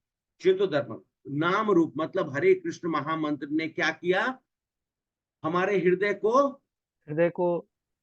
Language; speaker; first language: Hindi; native; Hindi